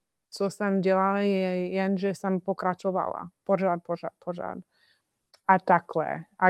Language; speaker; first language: Czech; non-native, fluent; English